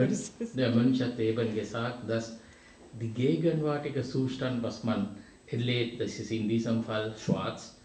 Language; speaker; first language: German; non-native, fluent; Sinhala